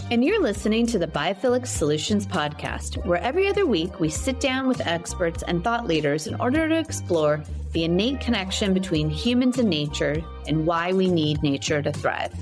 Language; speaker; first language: English; native; English